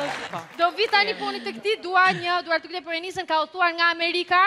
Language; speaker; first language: Albanian; native; Albanian